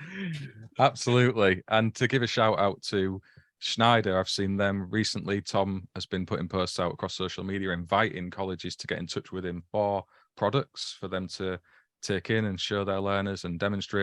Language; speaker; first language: English; native; English